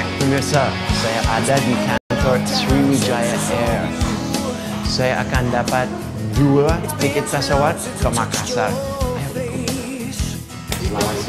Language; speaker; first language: Indonesian; non-native, fluent; English